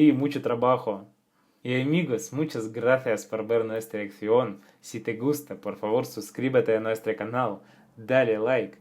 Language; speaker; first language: Spanish; non-native, fluent; Russian